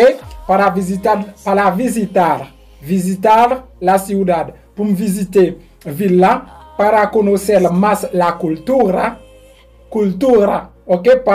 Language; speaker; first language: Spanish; non-native, learner; Haitian Creole